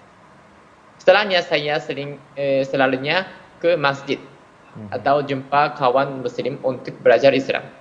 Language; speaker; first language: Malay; non-native, fluent; Japanese